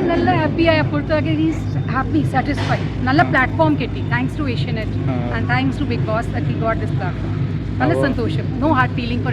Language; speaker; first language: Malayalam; non-native, learner; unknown